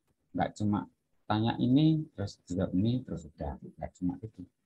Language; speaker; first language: Indonesian; native; Indonesian